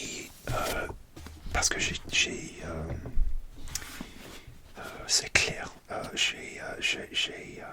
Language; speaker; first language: French; non-native, learner; English